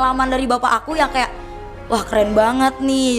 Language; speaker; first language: Indonesian; native; Indonesian